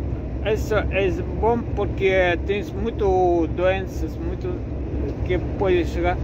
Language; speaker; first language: Spanish; non-native, learner; Russian